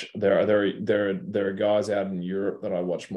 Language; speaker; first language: English; native; English